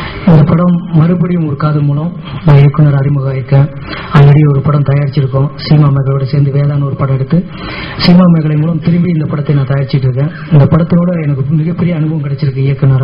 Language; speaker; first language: Tamil; native; Tamil